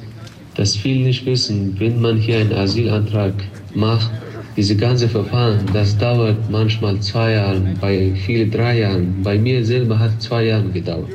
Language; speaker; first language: German; non-native, fluent; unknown